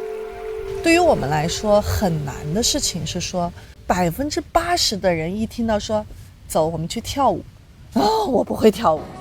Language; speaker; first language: Chinese; native; Chinese